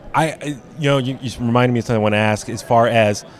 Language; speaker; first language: English; native; English